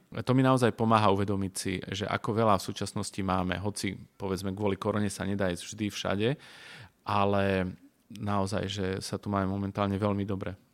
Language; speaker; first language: Slovak; native; Slovak